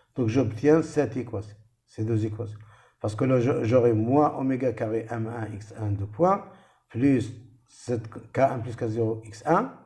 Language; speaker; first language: French; non-native, local second language; Arabic